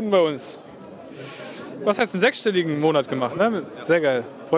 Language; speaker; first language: German; native; German